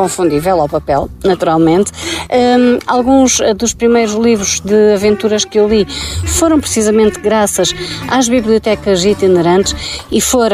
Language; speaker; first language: Portuguese; native; Portuguese